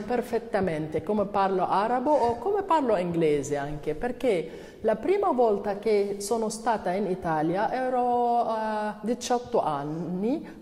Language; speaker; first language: Italian; non-native, learner; Arabic